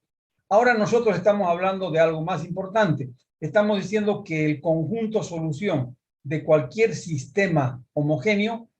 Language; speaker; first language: Spanish; native; Spanish